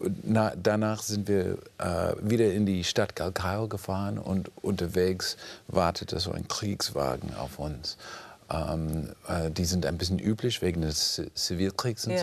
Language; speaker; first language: German; non-native, fluent; English